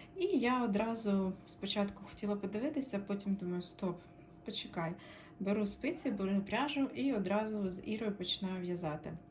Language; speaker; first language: Ukrainian; non-native, local second language; Russian